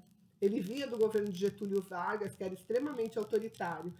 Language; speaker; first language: Portuguese; native; Portuguese